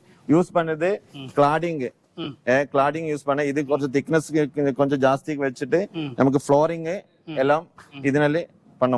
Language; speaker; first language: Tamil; non-native, learner; Malayalam